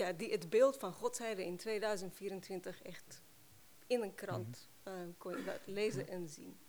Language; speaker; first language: Dutch; non-native, fluent; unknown